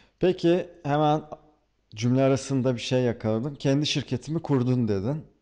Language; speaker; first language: Turkish; native; Turkish